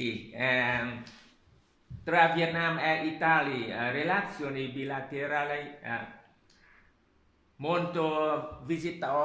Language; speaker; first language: Italian; non-native, learner; Vietnamese